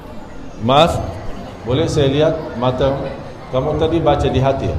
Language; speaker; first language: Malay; non-native, fluent; Arabic